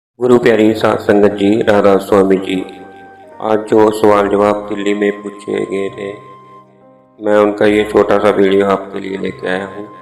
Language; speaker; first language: Hindi; native; Hindi